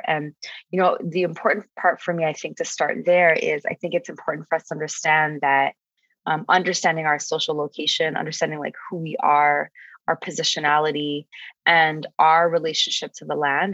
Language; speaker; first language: English; native; English